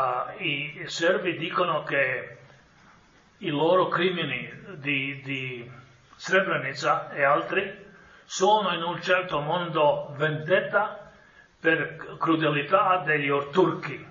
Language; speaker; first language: Italian; non-native, fluent; Croatian